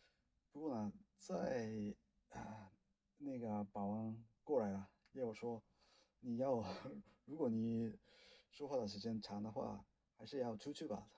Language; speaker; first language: Chinese; non-native, learner; Japanese